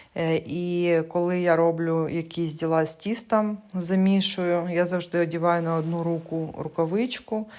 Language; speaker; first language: Ukrainian; non-native, local second language; Russian